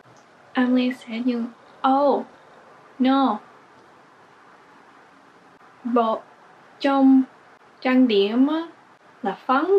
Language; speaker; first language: Vietnamese; early bilingual, heritage; English